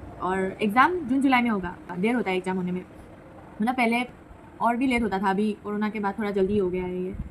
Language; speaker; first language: Hindi; non-native, local second language; Assamese